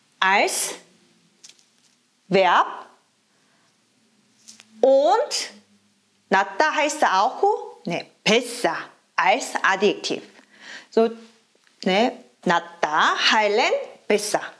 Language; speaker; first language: German; non-native, fluent; Korean